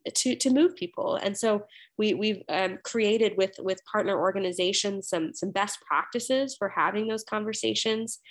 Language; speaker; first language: English; native; English